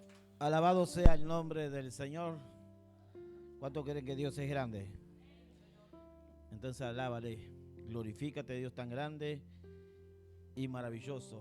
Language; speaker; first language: Spanish; native; Spanish